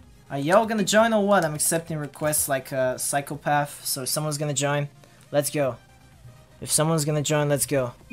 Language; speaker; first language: English; non-native, fluent; Bulgarian